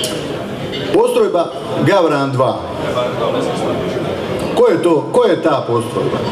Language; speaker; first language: Croatian; native; Croatian